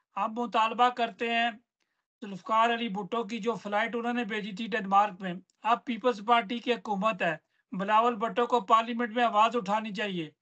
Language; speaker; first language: Urdu; non-native, local second language; Punjabi